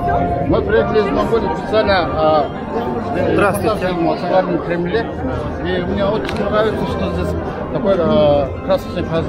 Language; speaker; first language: Russian; non-native, fluent; Mongolian